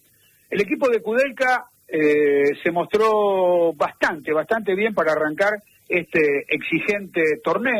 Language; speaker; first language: Spanish; native; Spanish